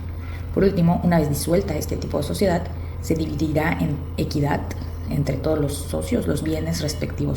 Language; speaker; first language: Spanish; native; Spanish